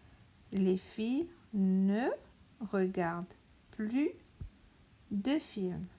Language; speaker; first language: French; non-native, local second language; Morisyen